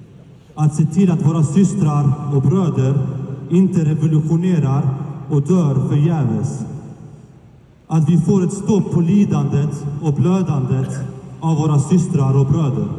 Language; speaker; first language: Swedish; early bilingual, other home language; Kurdish